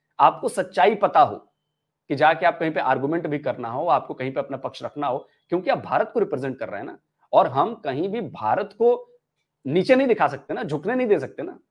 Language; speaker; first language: Hindi; native; Hindi